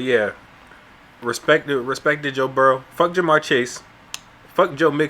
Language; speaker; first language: English; native; English